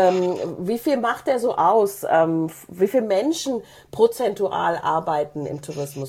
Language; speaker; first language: German; native; German